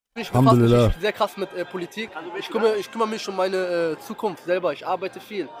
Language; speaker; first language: German; early bilingual, heritage; Arabic